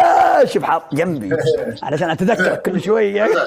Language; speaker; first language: Arabic; native; Arabic